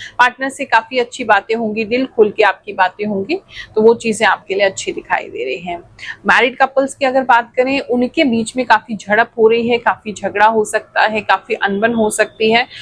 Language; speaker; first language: Hindi; native; Hindi